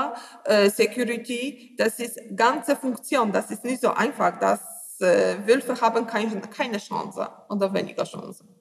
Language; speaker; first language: German; non-native, learner; Polish